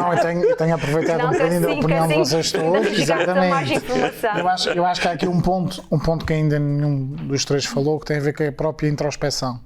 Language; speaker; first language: Portuguese; native; Portuguese